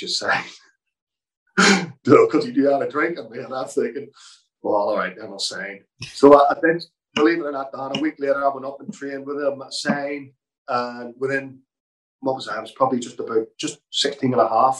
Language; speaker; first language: English; native; English